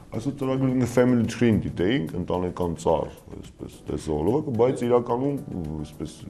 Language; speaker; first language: Armenian; native; Armenian